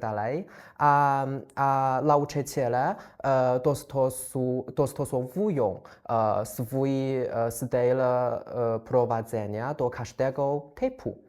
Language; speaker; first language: Polish; non-native, fluent; Chinese